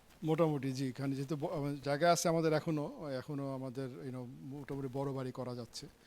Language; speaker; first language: Bangla; native; Bangla